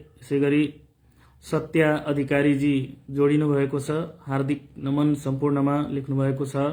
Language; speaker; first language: Nepali; non-native, local second language; Maithili